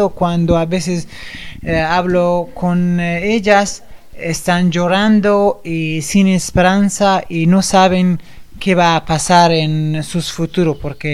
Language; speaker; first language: Spanish; non-native, fluent; Persian